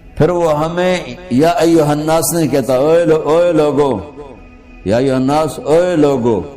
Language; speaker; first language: Urdu; non-native, local second language; Punjabi